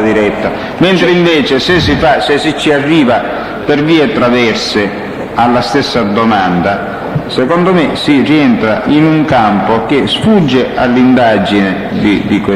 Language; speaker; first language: Italian; native; Italian